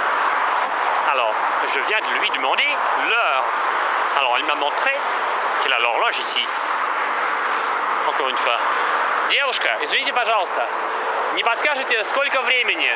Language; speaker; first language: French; non-native, fluent; Russian